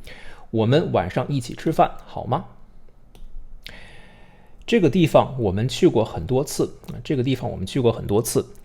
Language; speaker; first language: Chinese; non-native, fluent; English